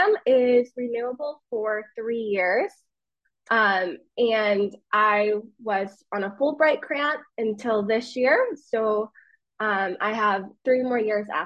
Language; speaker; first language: English; native; English